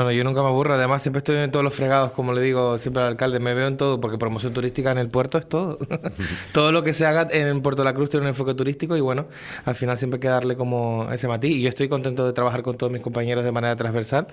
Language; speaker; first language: Spanish; native; Spanish